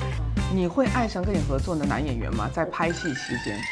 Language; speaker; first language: Chinese; native; Chinese